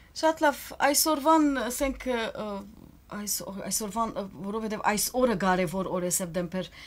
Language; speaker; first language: Armenian; early bilingual, heritage; Armenian